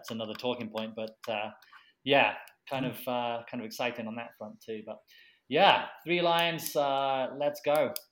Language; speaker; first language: English; native; English